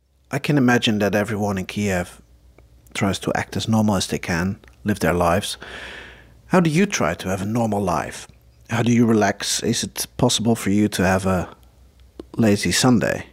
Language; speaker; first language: English; non-native, fluent; Dutch